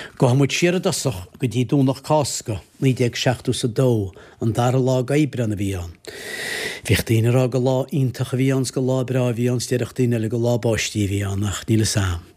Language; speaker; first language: Irish; native; Irish